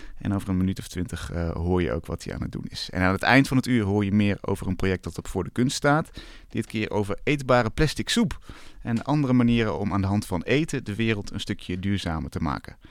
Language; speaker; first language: Dutch; native; Dutch